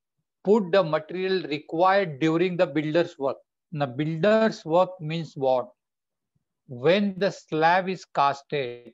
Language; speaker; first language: English; non-native, local second language; Bangla